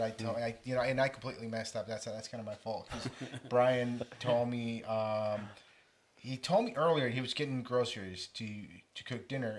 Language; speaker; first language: English; native; English